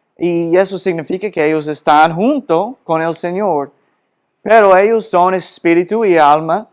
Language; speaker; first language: Spanish; non-native, fluent; English